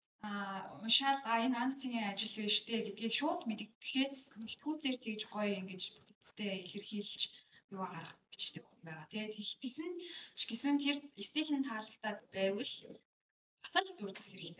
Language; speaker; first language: Mongolian; native; Mongolian